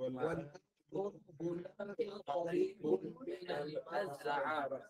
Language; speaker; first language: Arabic; non-native, learner; English